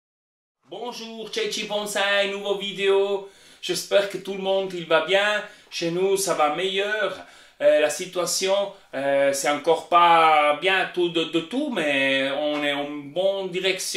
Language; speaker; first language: French; non-native, learner; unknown